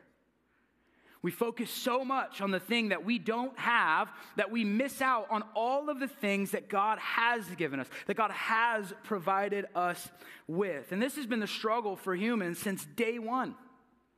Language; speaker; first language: English; native; English